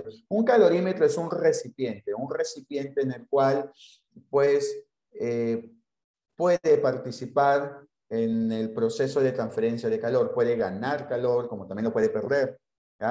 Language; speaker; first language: Spanish; native; Spanish